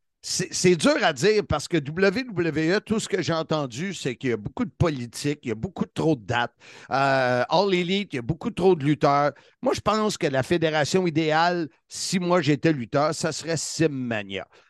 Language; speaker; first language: French; native; French